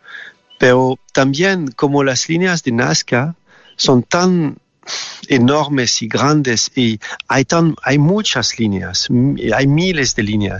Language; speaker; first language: Spanish; non-native, fluent; French